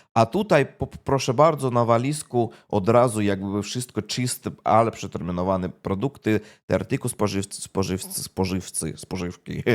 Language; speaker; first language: Polish; non-native, fluent; Russian